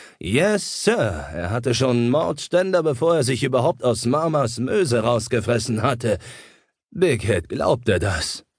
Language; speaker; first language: German; native; German